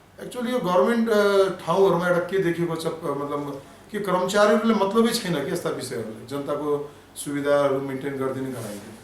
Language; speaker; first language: Nepali; non-native, local second language; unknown